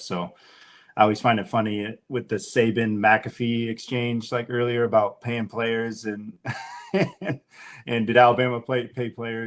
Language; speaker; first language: English; native; English